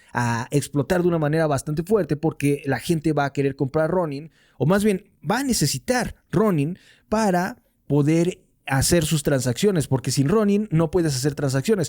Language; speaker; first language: Spanish; native; Spanish